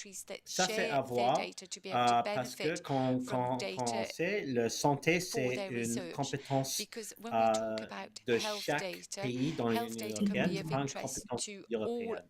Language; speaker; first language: French; early bilingual, heritage; English